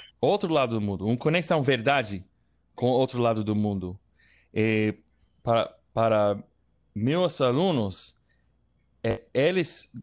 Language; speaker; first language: Portuguese; non-native, learner; English